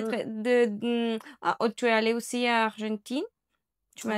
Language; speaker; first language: French; non-native, learner; Spanish